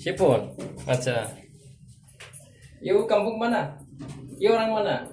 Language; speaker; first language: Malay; non-native, learner; Bangla